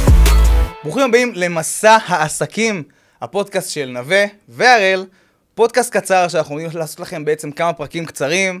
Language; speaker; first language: Hebrew; native; Hebrew